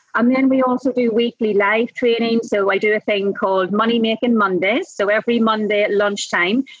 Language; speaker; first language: English; native; English